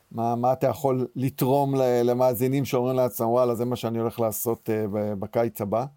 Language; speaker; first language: Hebrew; native; Hebrew